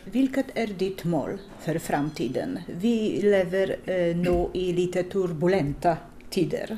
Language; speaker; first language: Swedish; non-native, learner; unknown